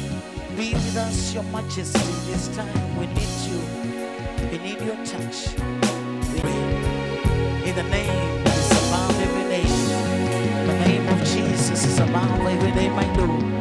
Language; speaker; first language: English; non-native, local second language; Zulu